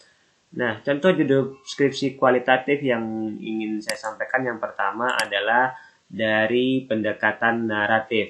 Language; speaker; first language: Indonesian; native; Indonesian